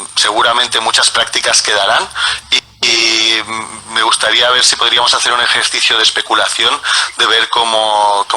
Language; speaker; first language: Spanish; non-native, local second language; Catalan